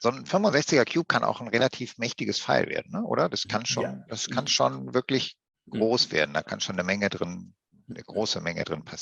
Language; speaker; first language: German; native; German